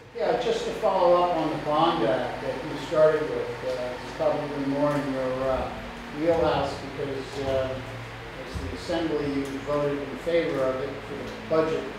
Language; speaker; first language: English; native; English